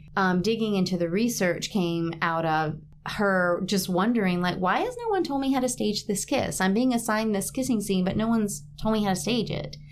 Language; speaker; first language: English; native; English